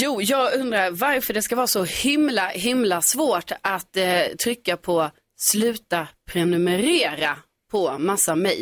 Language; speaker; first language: Swedish; native; Swedish